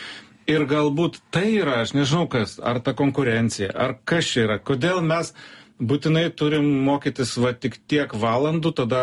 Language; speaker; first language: Lithuanian; native; Lithuanian